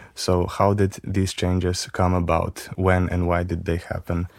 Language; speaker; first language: English; non-native, fluent; Macedonian